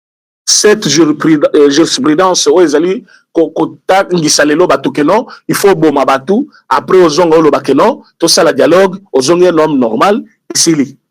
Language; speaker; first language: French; non-native, local second language; Lingala